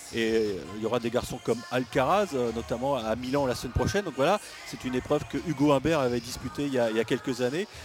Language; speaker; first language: French; native; French